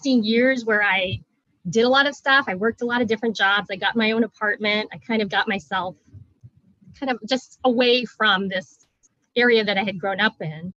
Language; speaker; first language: English; native; English